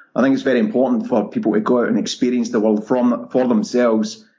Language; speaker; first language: English; native; English